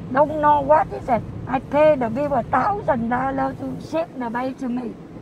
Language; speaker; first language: English; non-native, learner; Vietnamese